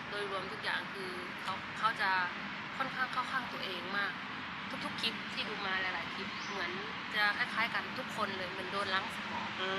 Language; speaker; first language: Thai; native; Thai